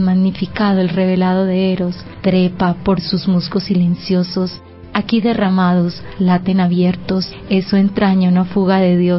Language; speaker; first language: Spanish; native; Spanish